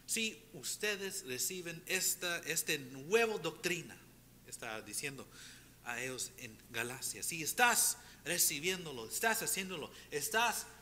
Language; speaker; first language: Spanish; non-native, fluent; English